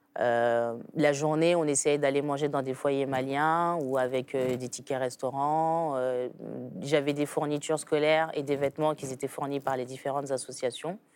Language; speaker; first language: French; early bilingual, other home language; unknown